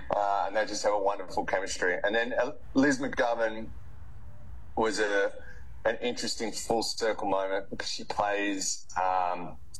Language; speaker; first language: English; native; English